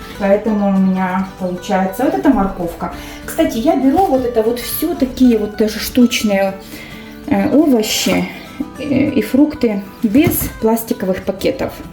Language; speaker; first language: Russian; native; Russian